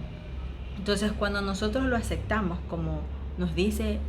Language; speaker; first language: Spanish; native; Spanish